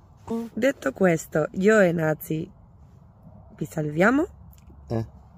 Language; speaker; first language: Italian; non-native, learner; Spanish